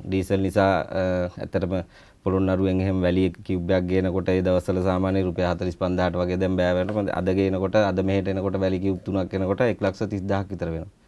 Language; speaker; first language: Sinhala; native; Sinhala